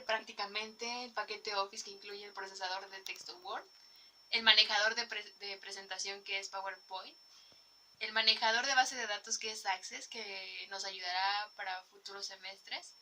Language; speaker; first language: Spanish; native; Spanish